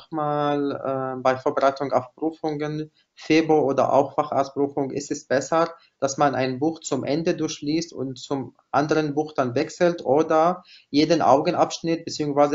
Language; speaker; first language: German; non-native, fluent; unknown